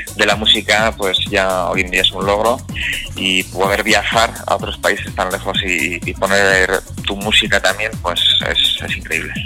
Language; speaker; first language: Spanish; native; Spanish